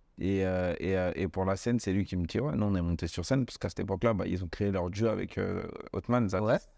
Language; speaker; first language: French; early bilingual, other home language; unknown